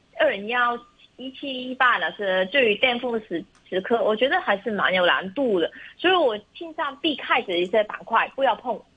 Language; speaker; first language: Chinese; non-native, local second language; Cantonese